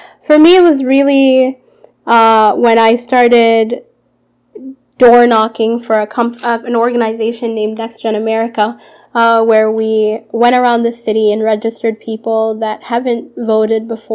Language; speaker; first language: English; early bilingual, other home language; Arabic